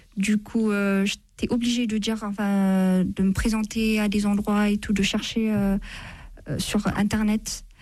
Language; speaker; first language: French; non-native, fluent; Amharic